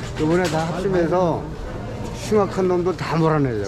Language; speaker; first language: Korean; native; Korean